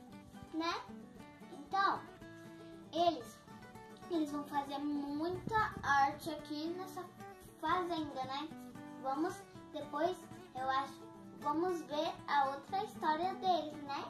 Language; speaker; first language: Portuguese; native; Portuguese